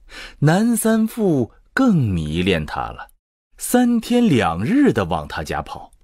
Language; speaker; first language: Chinese; native; Chinese